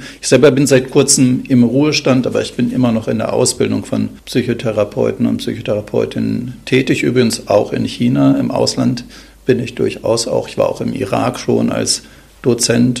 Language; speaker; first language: German; native; German